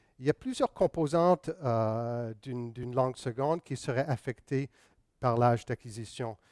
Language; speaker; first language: French; non-native, local second language; English